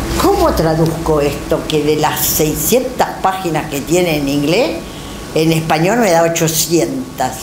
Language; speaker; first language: Spanish; native; Spanish